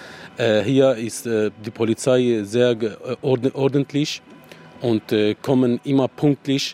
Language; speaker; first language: German; non-native, learner; Arabic